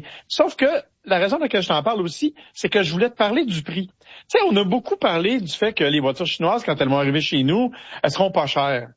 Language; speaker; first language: French; native; French